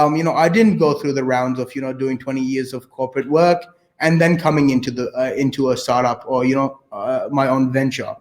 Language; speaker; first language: English; early bilingual, other home language; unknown